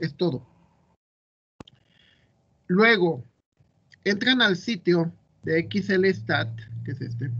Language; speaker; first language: Spanish; native; Spanish